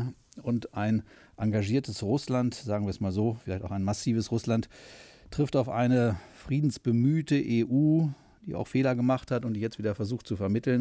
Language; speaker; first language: German; native; German